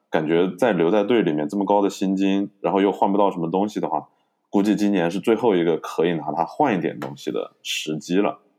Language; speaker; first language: Chinese; native; Chinese